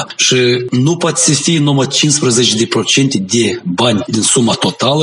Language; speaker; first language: Romanian; non-native, local second language; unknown